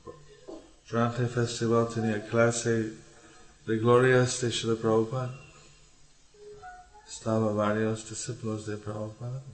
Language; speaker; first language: Spanish; non-native, learner; English